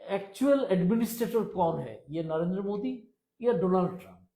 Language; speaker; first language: Hindi; non-native, local second language; Bangla